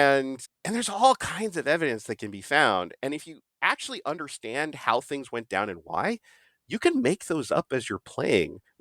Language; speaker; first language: English; native; English